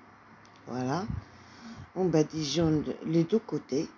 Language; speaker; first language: French; non-native, fluent; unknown